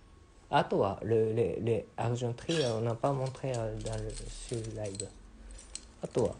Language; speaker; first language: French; non-native, fluent; Japanese